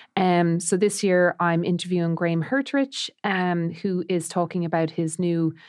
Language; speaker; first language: English; native; English